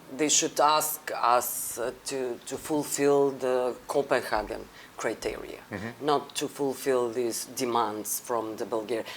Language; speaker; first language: English; non-native, fluent; Macedonian